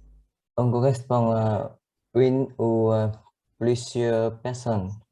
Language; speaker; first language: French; non-native, learner; Vietnamese